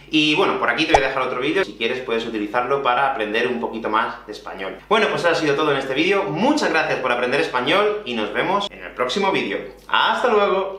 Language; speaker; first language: Spanish; native; Spanish